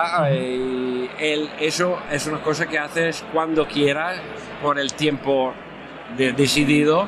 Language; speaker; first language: Spanish; non-native, fluent; Italian